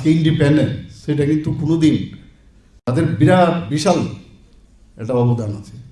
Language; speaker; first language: Bangla; native; Bangla